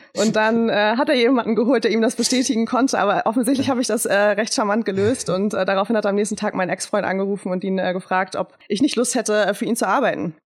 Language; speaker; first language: German; early bilingual, other home language; Turkish